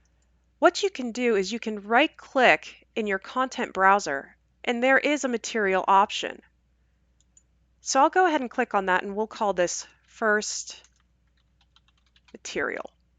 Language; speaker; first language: English; native; English